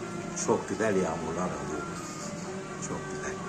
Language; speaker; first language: Turkish; native; Turkish